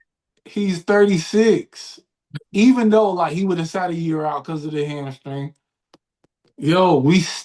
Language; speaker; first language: English; native; English